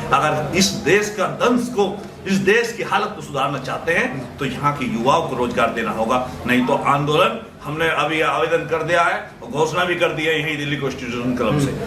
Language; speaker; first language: Hindi; native; Hindi